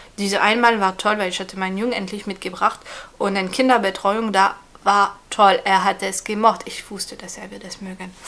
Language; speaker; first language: German; non-native, fluent; French